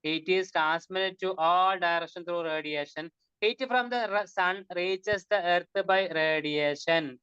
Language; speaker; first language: English; non-native, local second language; Malayalam